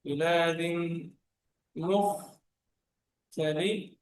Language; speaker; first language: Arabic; non-native, fluent; Bangla